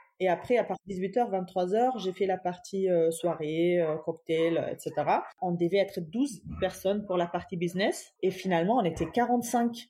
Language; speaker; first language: French; non-native, fluent; German